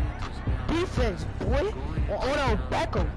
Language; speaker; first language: English; native; English